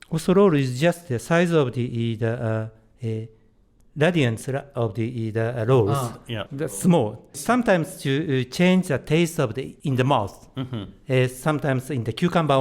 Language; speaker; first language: English; non-native, learner; Japanese